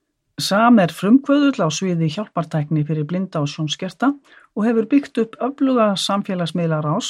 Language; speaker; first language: Icelandic; native; Icelandic